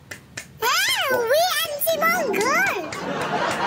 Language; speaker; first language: English; non-native, learner; Indonesian